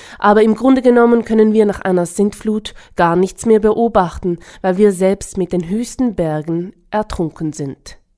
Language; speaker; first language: German; native; German